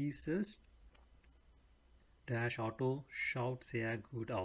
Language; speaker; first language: German; non-native, learner; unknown